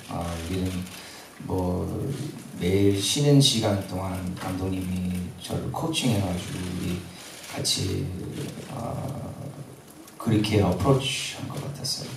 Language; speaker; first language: Korean; early bilingual, heritage; English